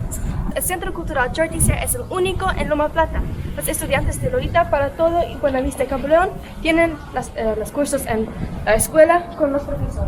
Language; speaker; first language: Spanish; non-native, local second language; Low German